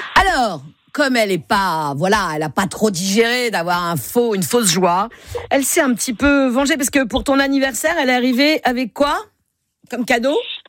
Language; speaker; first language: French; native; French